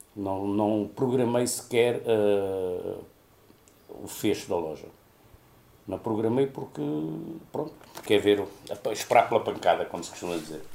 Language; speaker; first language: Portuguese; native; Portuguese